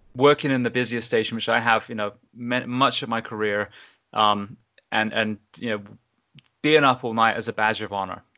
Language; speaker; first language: English; native; English